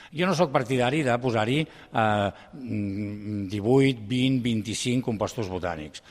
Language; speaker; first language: Catalan; native; Catalan